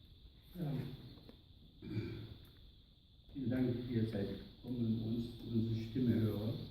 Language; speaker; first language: German; non-native, learner; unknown